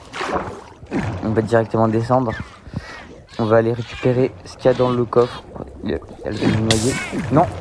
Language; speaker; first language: French; native; French